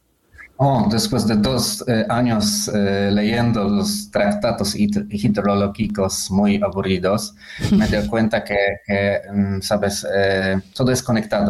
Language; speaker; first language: Spanish; non-native, learner; Polish